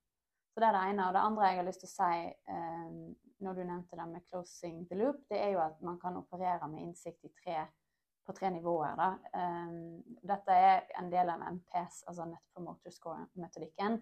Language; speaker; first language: Norwegian; native; Norwegian